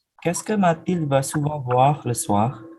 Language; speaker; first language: French; non-native, learner; Indonesian